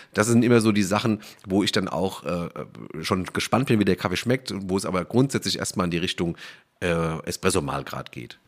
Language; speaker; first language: German; native; German